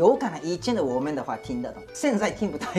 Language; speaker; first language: Chinese; non-native, fluent; Japanese